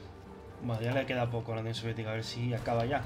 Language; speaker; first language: Spanish; native; Spanish